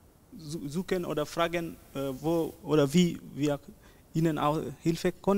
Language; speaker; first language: German; non-native, learner; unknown